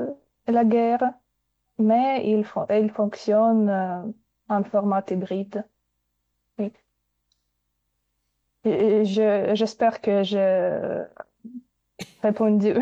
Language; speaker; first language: French; non-native, fluent; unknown